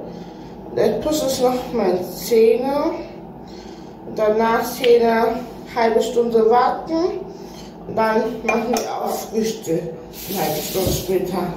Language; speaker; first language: German; early bilingual, other home language; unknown